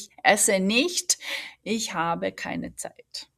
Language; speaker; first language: German; non-native, fluent; English